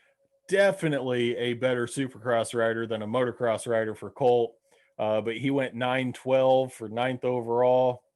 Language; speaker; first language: English; native; English